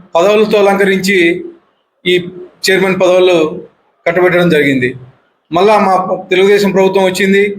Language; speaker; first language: Telugu; native; Telugu